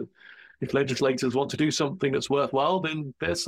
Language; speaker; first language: English; native; English